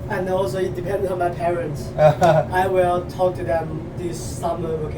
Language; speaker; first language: English; non-native, learner; Chinese